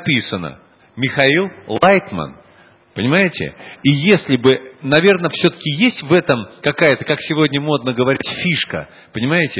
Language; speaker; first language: Russian; native; Russian